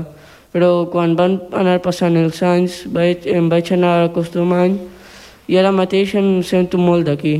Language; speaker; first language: Catalan; early bilingual, other home language; Urdu